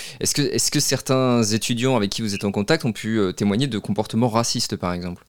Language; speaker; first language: French; native; French